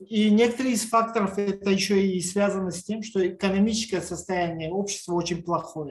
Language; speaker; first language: Russian; non-native, local second language; Tajik